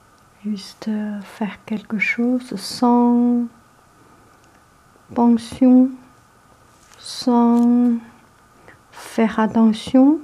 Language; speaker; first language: French; non-native, learner; Chinese